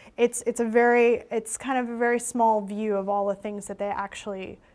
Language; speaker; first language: English; native; English